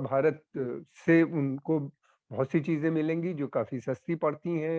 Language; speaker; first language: Hindi; native; Hindi